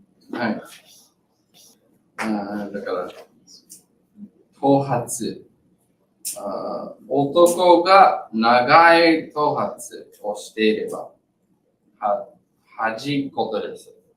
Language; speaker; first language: Japanese; non-native, learner; English